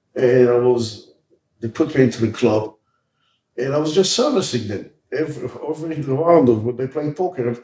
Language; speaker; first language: English; early bilingual, other home language; Hebrew